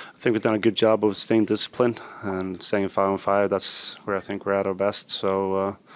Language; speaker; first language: English; non-native, fluent; Swedish